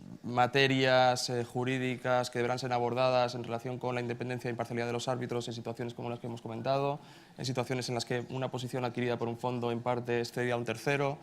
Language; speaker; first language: Spanish; native; Spanish